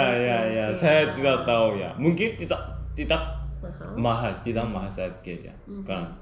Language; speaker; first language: Indonesian; non-native, learner; Korean